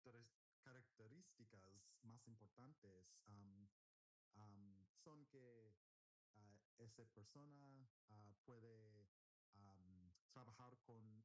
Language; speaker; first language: Spanish; non-native, learner; English